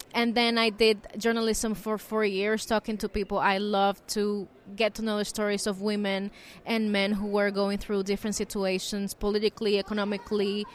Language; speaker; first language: English; non-native, fluent; Spanish